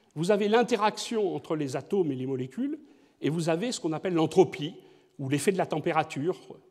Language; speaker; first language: French; native; French